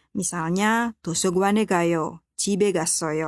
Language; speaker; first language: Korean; non-native, fluent; Indonesian